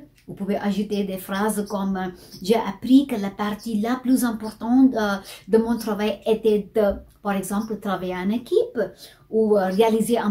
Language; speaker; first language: French; non-native, fluent; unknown